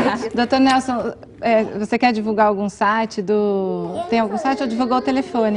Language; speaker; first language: Portuguese; native; Portuguese